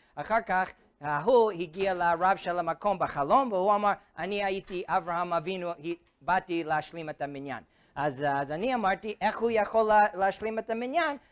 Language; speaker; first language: Hebrew; non-native, fluent; English